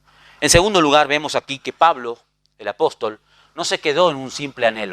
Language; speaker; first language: Spanish; native; Spanish